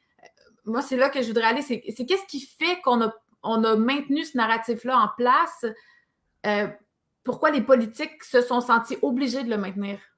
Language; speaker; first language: French; native; French